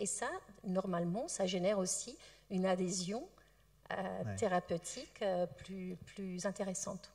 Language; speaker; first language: French; non-native, fluent; Italian